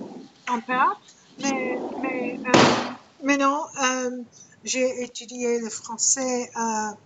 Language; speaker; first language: French; non-native, learner; English